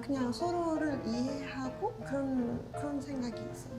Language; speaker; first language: Korean; non-native, learner; Arabic